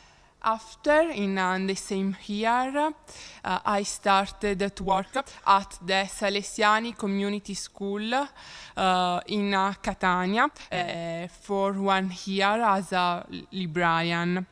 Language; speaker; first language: English; non-native, learner; Italian